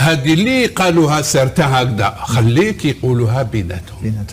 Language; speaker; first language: Arabic; native; Arabic